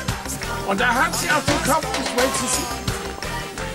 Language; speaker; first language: German; non-native, fluent; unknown